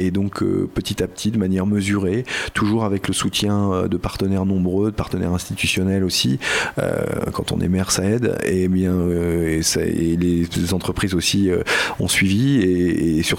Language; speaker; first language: French; native; French